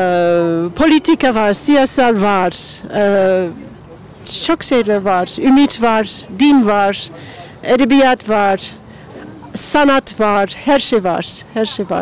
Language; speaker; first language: Turkish; non-native, learner; English